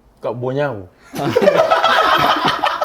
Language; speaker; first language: Korean; early bilingual, other home language; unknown